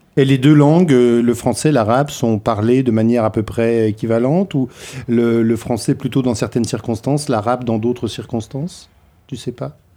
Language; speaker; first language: French; native; French